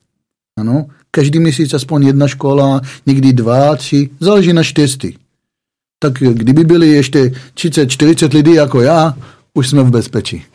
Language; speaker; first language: Czech; non-native, fluent; Hebrew